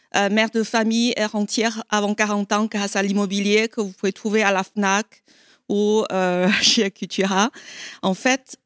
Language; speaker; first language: French; non-native, fluent; Chinese